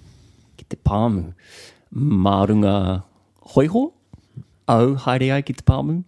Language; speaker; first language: Māori; non-native, local second language; English